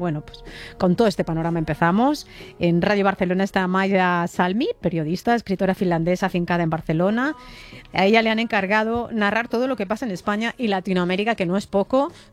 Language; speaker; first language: Spanish; native; Spanish